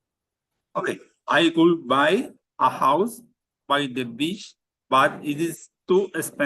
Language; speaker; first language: English; non-native, learner; Spanish